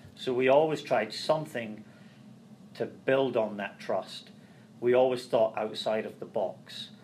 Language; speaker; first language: English; native; English